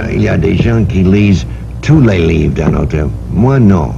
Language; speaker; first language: French; non-native, learner; English